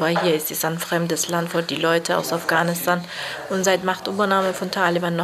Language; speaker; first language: German; non-native, fluent; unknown